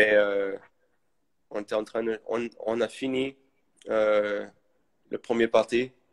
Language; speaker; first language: French; early bilingual, heritage; English